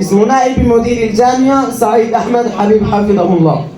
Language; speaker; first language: Arabic; non-native, learner; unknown